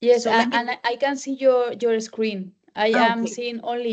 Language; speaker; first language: English; non-native, learner; Spanish